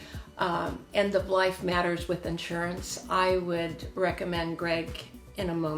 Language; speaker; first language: English; native; English